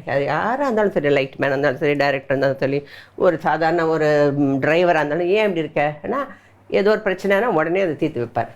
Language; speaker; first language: Tamil; native; Tamil